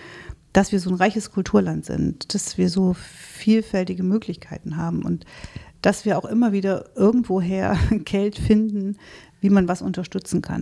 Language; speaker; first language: German; native; German